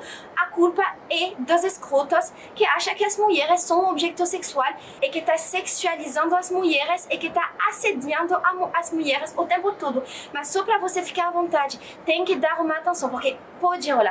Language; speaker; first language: Portuguese; non-native, fluent; French